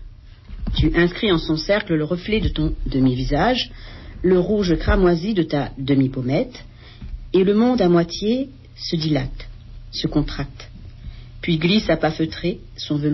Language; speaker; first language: French; native; French